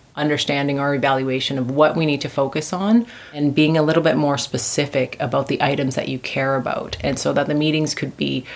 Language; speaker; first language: English; native; English